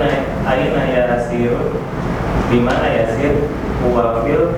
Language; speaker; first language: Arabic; non-native, learner; Indonesian